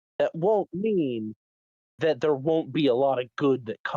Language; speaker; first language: English; native; English